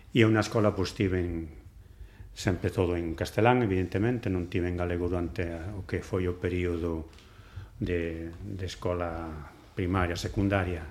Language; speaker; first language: Galician; non-native, local second language; Spanish